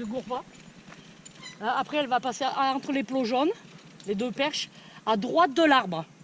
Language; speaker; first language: French; native; French